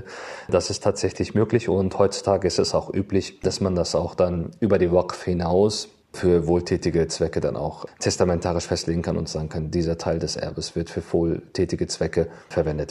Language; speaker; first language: German; native; German